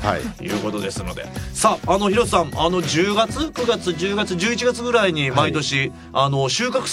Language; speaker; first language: Japanese; native; Japanese